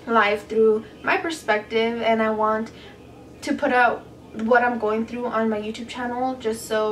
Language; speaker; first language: English; native; English